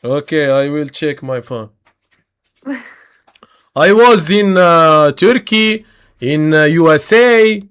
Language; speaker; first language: English; non-native, learner; Arabic